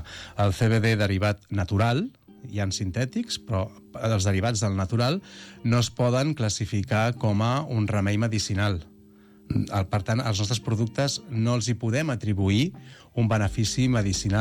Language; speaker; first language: Catalan; native; Catalan